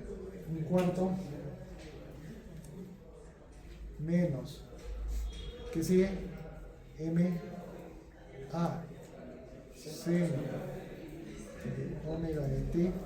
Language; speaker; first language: Spanish; native; Spanish